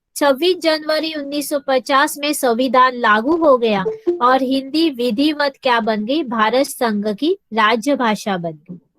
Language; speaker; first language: Hindi; non-native, local second language; Marathi